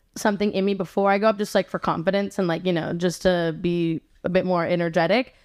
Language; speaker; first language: English; non-native, fluent; Italian